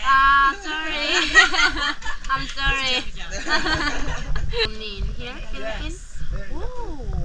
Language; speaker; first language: English; non-native, learner; Korean